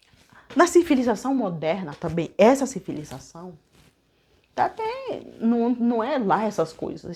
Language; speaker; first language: Portuguese; non-native, local second language; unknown